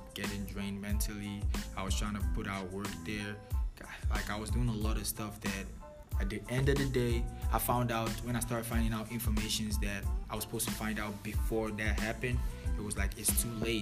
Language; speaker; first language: English; non-native, local second language; Igbo